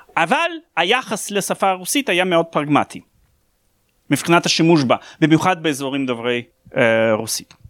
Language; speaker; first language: Hebrew; non-native, fluent; Russian